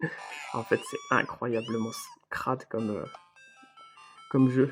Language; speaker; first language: French; native; French